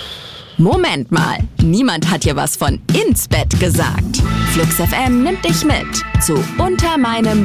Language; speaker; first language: German; native; German